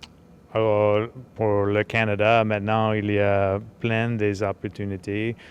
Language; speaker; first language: French; non-native, local second language; English